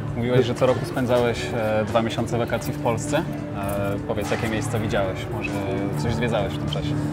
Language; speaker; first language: Polish; native; Polish